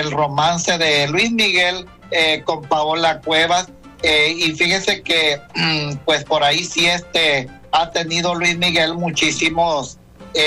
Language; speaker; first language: Spanish; native; Spanish